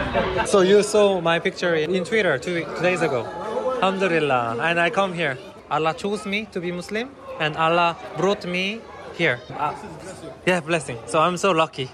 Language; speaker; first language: English; non-native, learner; Korean